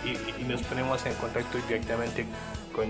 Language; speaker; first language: Spanish; non-native, fluent; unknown